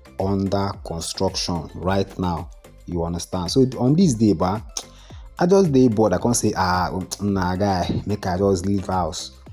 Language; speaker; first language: Nigerian Pidgin; non-native, local second language; Igbo